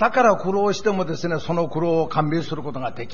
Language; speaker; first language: Japanese; non-native, fluent; Korean